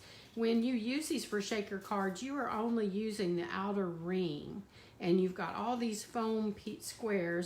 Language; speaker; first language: English; native; English